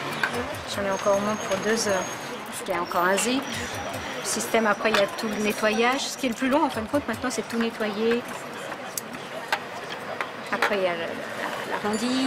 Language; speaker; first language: French; native; French